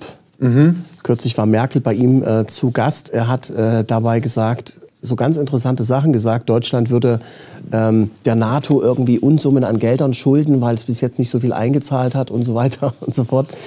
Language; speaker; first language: German; native; German